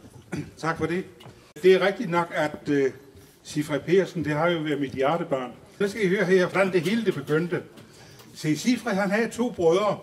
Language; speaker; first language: Danish; native; Danish